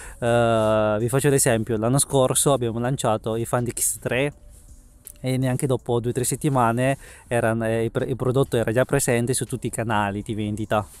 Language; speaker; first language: Italian; early bilingual, other home language; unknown